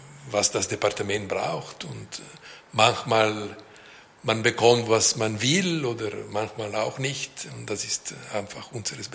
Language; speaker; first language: German; non-native, local second language; French